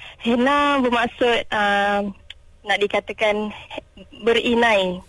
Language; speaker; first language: Malay; non-native, local second language; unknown